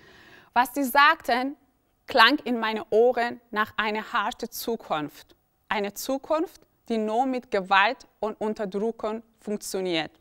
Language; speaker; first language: German; early bilingual, other home language; Persian